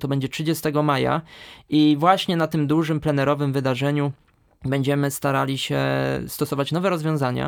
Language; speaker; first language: Polish; native; Polish